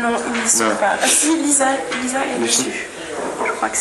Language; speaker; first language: French; non-native, fluent; English